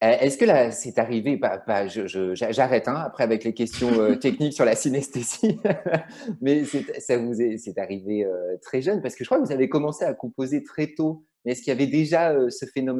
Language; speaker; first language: French; native; French